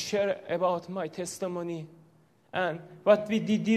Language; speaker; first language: English; non-native, learner; Persian